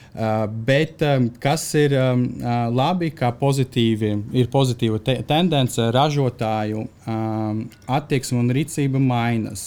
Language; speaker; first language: Latvian; non-native, local second language; Russian